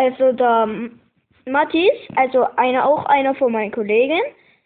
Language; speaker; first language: German; native; German